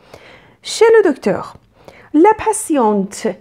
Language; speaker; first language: French; non-native, fluent; Persian